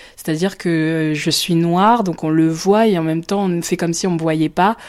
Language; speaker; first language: French; native; French